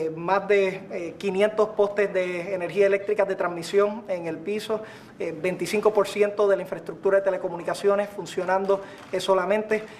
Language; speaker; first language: Spanish; native; Spanish